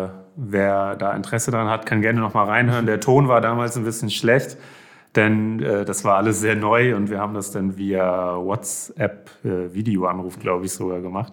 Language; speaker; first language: German; native; German